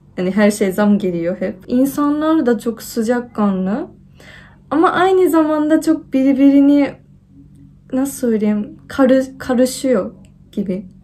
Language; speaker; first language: Turkish; non-native, fluent; Japanese